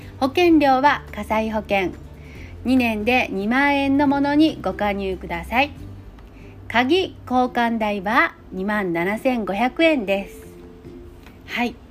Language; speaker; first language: Japanese; native; Japanese